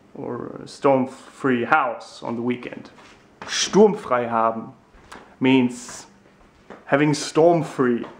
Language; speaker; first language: English; non-native, fluent; German